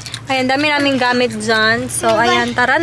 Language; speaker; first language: Filipino; native; Filipino